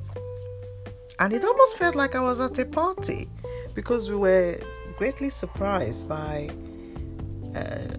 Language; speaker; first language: English; non-native, local second language; Yoruba